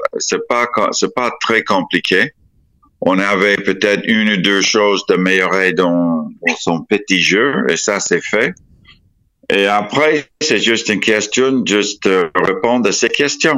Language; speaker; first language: French; non-native, fluent; English